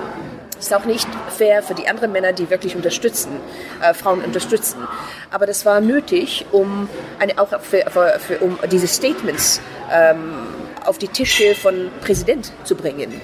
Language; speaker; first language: German; non-native, fluent; Persian